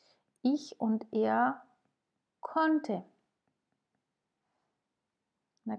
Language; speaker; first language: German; non-native, fluent; French